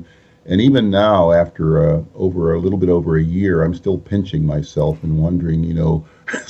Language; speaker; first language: English; early bilingual, other home language; Spanish